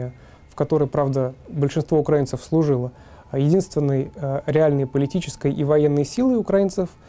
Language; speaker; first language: Russian; native; Russian